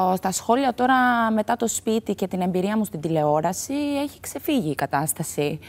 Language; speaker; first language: Greek; early bilingual, other home language; Albanian